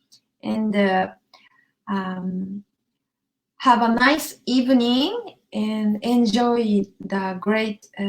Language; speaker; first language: English; non-native, learner; Japanese